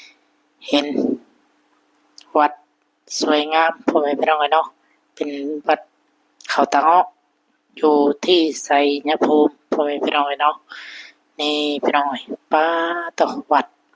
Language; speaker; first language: Thai; non-native, local second language; Northeastern Thai